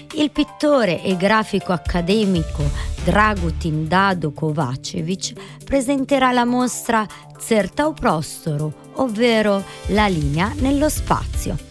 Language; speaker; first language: Italian; non-native, fluent; Croatian